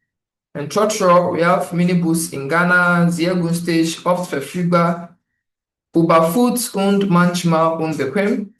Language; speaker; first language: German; non-native, fluent; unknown